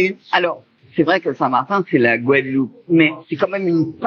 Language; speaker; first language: French; native; French